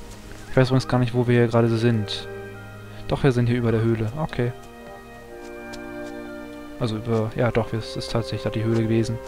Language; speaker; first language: German; native; German